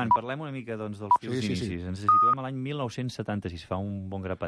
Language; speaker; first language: Catalan; native; Catalan